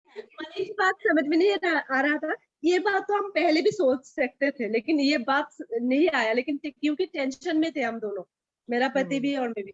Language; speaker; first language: Hindi; native; Hindi